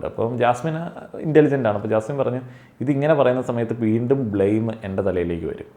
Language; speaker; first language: Malayalam; native; Malayalam